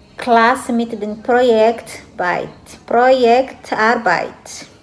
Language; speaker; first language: German; non-native, learner; Portuguese